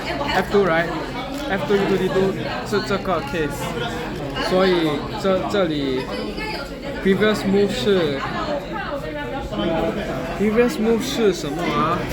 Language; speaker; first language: Chinese; non-native, learner; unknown